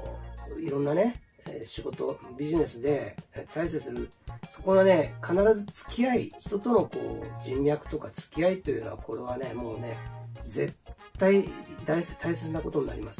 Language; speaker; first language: Japanese; native; Japanese